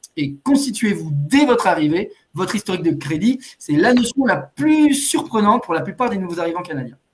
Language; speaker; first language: French; native; French